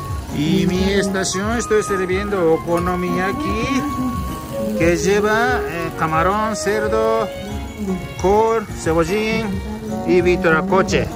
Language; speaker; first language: Spanish; non-native, learner; Japanese